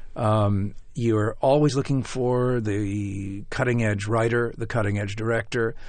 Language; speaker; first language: English; native; English